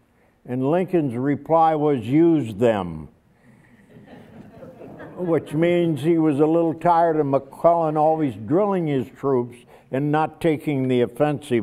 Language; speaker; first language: English; native; English